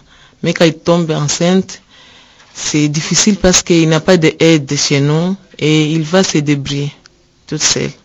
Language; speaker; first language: French; non-native, learner; Rundi